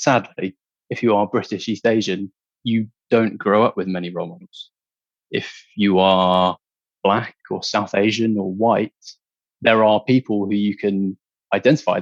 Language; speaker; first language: English; native; English